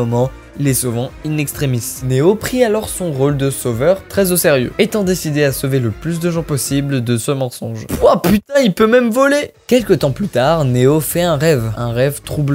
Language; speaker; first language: French; native; French